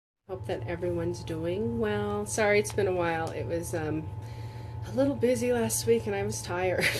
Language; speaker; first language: English; native; English